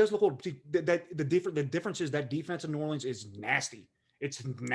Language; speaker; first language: English; native; English